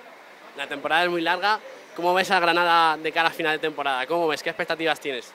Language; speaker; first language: Spanish; native; Spanish